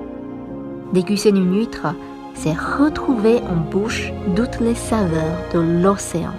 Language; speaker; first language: French; non-native, fluent; Chinese